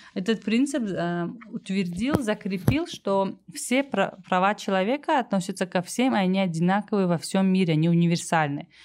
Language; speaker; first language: Russian; non-native, local second language; Tajik